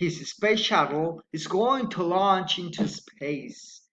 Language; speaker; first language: English; non-native, fluent; Spanish